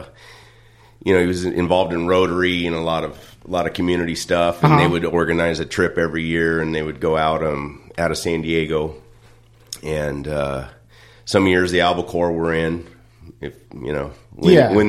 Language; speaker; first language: English; native; English